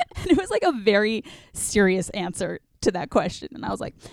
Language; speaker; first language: English; native; English